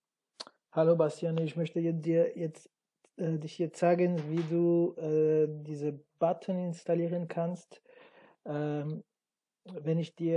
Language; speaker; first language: German; non-native, learner; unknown